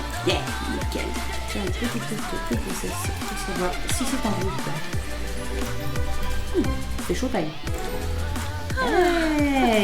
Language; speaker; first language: French; native; French